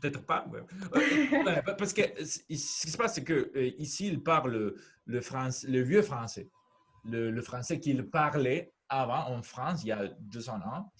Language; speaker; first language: French; non-native, fluent; Spanish